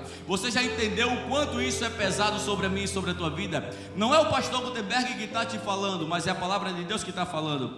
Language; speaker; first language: Portuguese; native; Portuguese